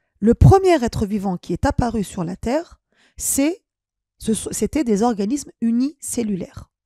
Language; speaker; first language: French; non-native, local second language; Arabic